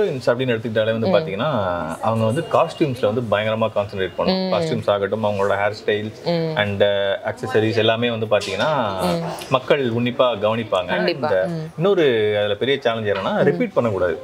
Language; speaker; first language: Tamil; native; Tamil